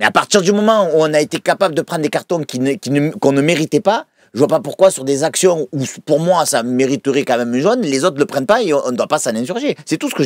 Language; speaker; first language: French; native; French